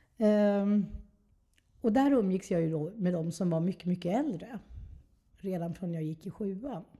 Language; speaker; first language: Swedish; native; Swedish